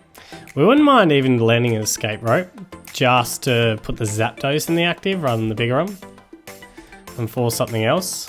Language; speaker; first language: English; native; English